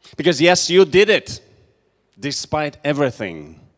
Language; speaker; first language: English; non-native, fluent; Latvian